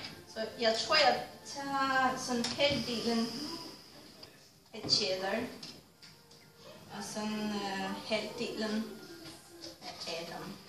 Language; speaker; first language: Danish; non-native, fluent; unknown